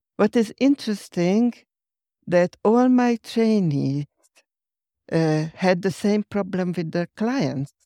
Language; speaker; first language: English; non-native, fluent; Hungarian